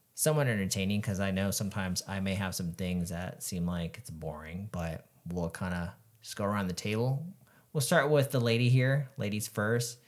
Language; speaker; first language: English; native; English